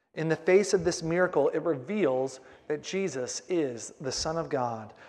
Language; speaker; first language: English; native; English